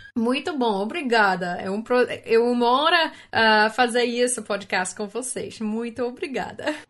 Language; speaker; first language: Portuguese; non-native, learner; English